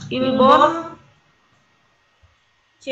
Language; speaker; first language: Korean; non-native, learner; Indonesian